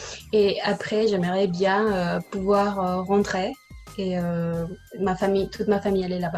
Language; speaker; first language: French; non-native, learner; Spanish